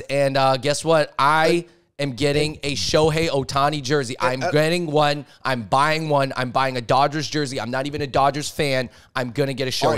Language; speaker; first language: English; native; English